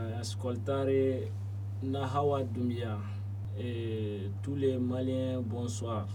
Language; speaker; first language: French; non-native, learner; Bambara